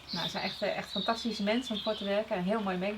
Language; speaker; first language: Dutch; native; Dutch